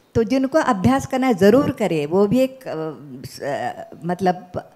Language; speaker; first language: Hindi; non-native, local second language; Marathi